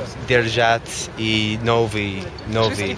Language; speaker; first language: Russian; non-native, learner; English